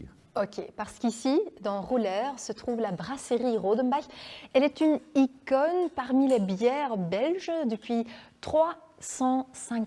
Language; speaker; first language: French; non-native, local second language; Dutch